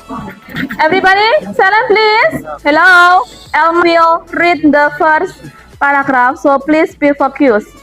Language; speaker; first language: English; non-native, fluent; Indonesian